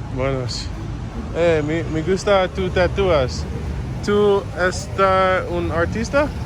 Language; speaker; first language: Spanish; non-native, learner; English